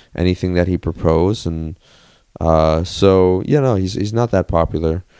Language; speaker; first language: English; native; English